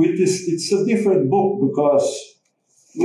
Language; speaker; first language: English; non-native, learner; Portuguese